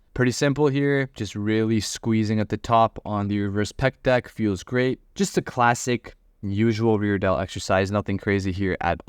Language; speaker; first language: English; native; English